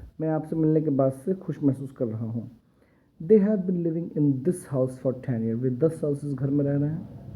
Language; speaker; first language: Hindi; native; Hindi